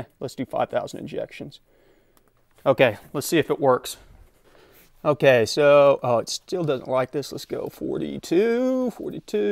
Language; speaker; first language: English; native; English